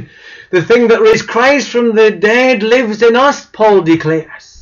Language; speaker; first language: English; native; English